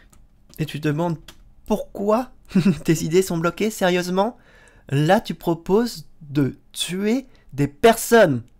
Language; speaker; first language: French; native; French